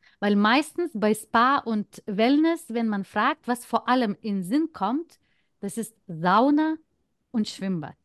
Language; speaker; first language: German; non-native, fluent; Lithuanian